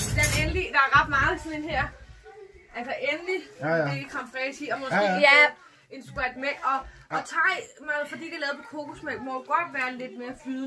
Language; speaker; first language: Danish; native; Danish